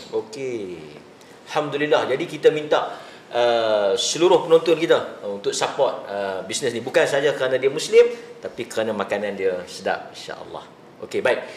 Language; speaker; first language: Malay; native; Malay